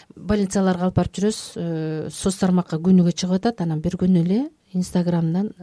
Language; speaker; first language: Kyrgyz; native; Kyrgyz